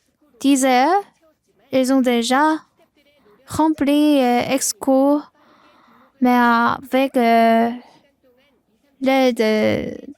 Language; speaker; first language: French; non-native, learner; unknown